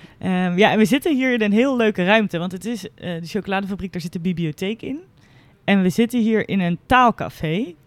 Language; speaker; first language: Dutch; native; Dutch